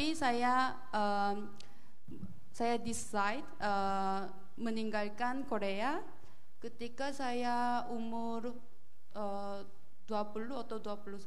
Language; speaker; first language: Indonesian; non-native, learner; Korean